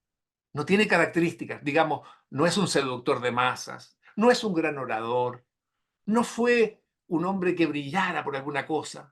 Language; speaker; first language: Spanish; native; Spanish